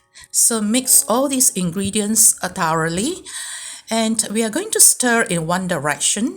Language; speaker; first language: English; native; English